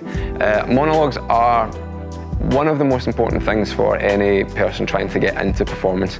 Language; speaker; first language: English; native; English